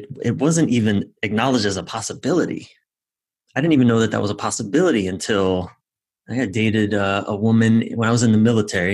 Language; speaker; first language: English; native; English